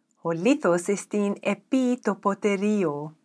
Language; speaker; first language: Greek; non-native, fluent; English